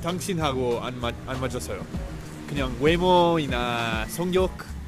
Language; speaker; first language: Korean; non-native, fluent; English